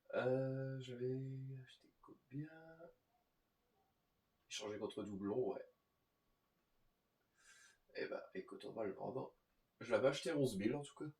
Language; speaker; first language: French; native; French